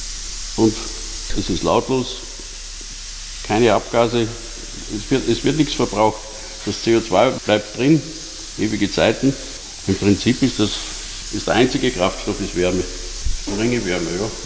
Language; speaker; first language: German; native; German